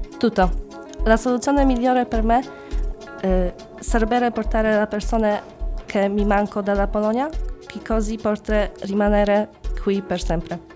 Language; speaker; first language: Italian; non-native, learner; Polish